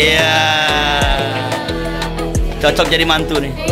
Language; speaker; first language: Indonesian; native; Indonesian